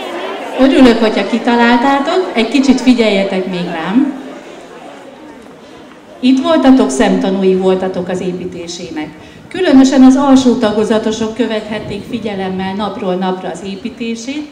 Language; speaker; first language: Hungarian; native; Hungarian